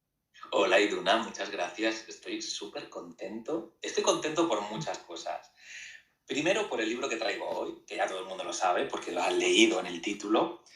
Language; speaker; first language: Spanish; native; Spanish